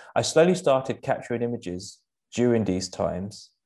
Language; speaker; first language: English; native; English